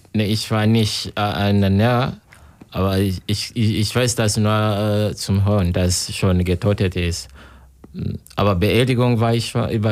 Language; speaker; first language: German; non-native, learner; Kinyarwanda